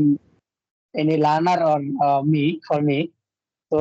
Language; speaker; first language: English; non-native, learner; Bangla